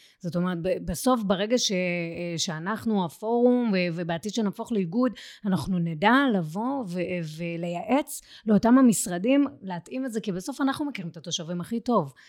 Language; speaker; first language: Hebrew; native; Hebrew